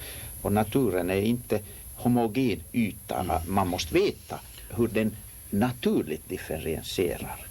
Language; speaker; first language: Swedish; non-native, local second language; Finnish